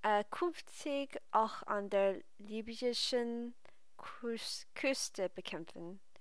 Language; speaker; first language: German; non-native, learner; English